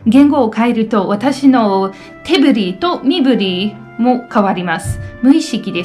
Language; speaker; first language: Japanese; non-native, fluent; English